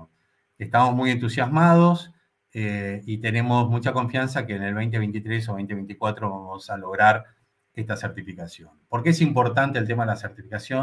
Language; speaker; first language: Spanish; native; Spanish